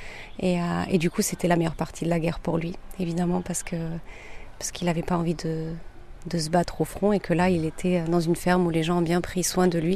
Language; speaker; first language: French; native; French